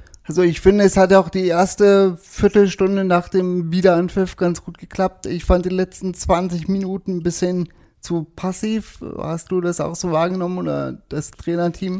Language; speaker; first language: German; native; German